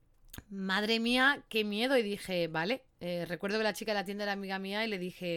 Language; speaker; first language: Spanish; native; Spanish